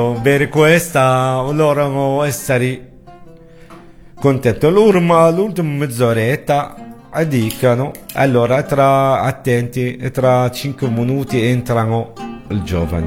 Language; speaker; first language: Italian; non-native, learner; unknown